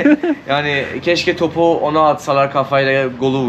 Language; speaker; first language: Turkish; non-native, fluent; Persian